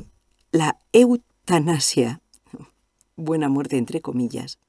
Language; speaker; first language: Spanish; native; Spanish